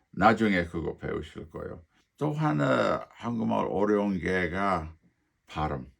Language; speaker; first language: Korean; non-native, fluent; English